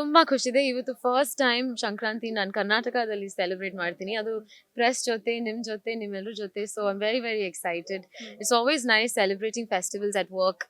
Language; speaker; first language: Kannada; non-native, learner; Tamil